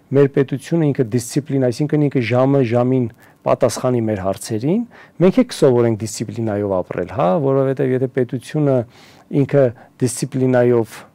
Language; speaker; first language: Armenian; early bilingual, heritage; Armenian